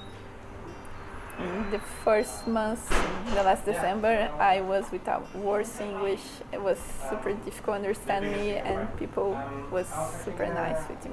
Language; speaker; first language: English; non-native, learner; Portuguese